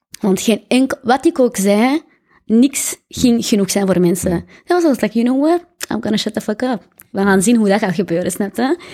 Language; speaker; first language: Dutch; early bilingual, other home language; Arabic